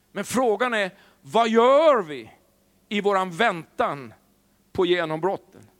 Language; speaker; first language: Swedish; native; Swedish